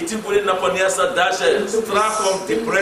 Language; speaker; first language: Russian; non-native, learner; English